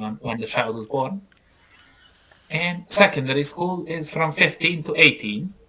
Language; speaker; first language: English; non-native, fluent; Serbian